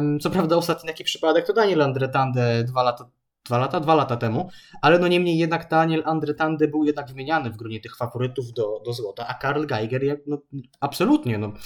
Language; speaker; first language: Polish; native; Polish